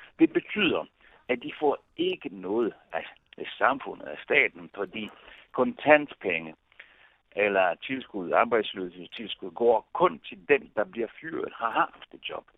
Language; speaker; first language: Danish; non-native, fluent; Italian